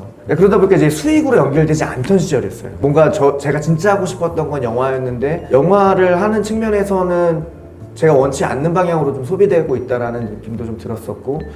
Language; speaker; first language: Korean; native; Korean